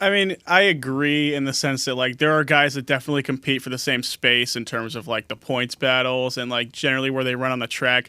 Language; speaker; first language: English; native; English